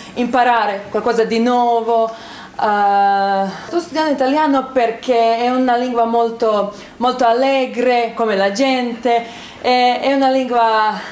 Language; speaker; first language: Italian; non-native, fluent; Bosnian